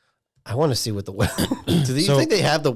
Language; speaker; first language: English; native; English